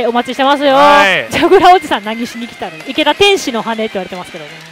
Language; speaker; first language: Japanese; native; Japanese